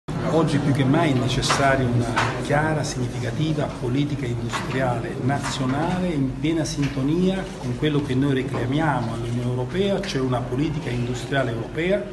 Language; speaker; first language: Italian; native; Italian